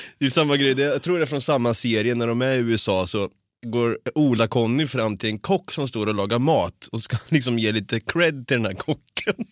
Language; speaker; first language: Swedish; native; Swedish